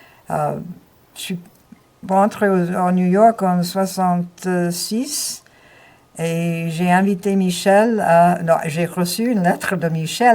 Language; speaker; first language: French; non-native, fluent; English